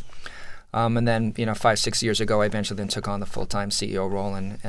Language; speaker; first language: English; native; English